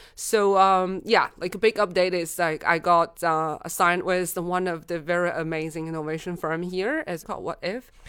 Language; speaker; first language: English; non-native, fluent; Chinese